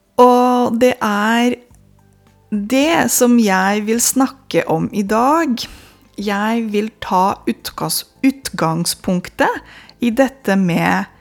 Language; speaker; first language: Norwegian; non-native, fluent; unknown